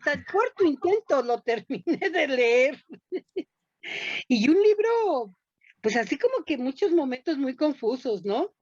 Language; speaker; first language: Spanish; native; Spanish